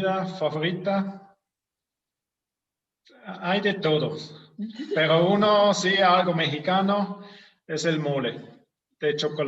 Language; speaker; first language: Spanish; non-native, fluent; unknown